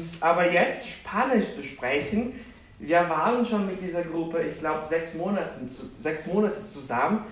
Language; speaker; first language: German; non-native, fluent; Portuguese